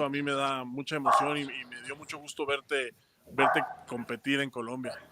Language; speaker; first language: Spanish; native; Spanish